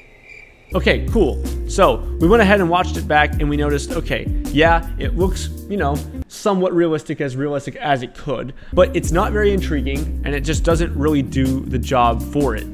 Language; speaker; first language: English; native; English